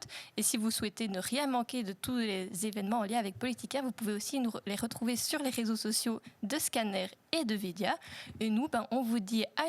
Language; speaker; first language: French; native; French